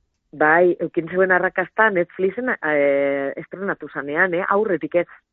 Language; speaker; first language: Basque; non-native, local second language; Spanish